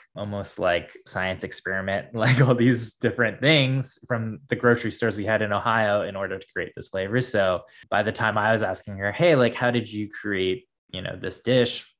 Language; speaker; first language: English; native; English